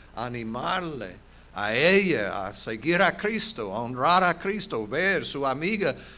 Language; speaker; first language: Spanish; non-native, fluent; English